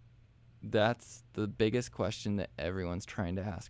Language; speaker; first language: English; native; English